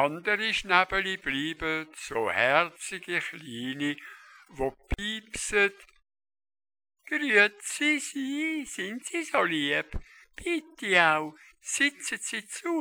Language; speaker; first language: German; native; German